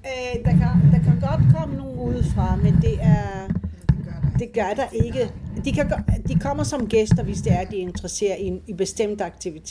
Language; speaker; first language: Danish; non-native, fluent; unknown